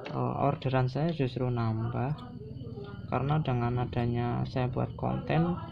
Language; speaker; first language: Indonesian; non-native, local second language; Javanese